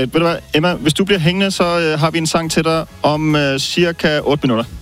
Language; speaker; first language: Danish; native; Danish